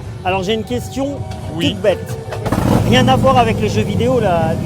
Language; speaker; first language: French; native; French